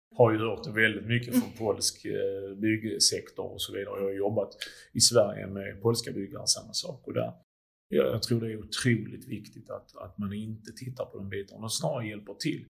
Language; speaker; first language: Swedish; early bilingual, other home language; Croatian